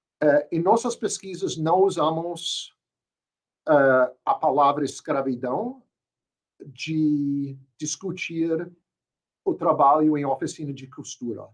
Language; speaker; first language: Portuguese; non-native, fluent; English